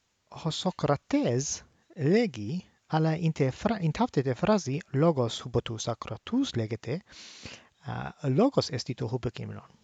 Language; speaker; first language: Greek; non-native, learner; English